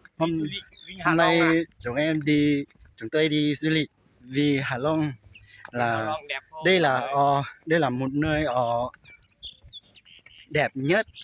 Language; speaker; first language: Vietnamese; non-native, learner; Lao